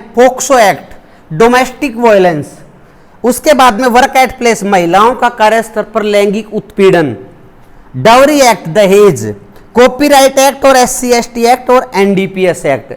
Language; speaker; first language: Hindi; native; Hindi